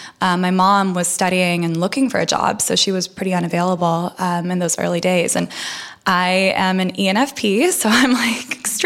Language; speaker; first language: English; early bilingual, other home language; Russian